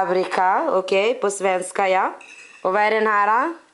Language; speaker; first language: Swedish; non-native, learner; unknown